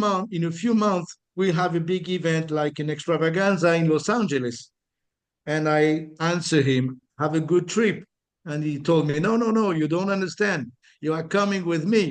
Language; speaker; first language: English; non-native, fluent; French